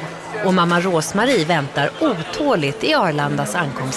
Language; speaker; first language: Swedish; native; Swedish